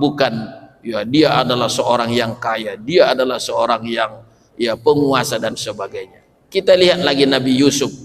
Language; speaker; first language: Malay; non-native, local second language; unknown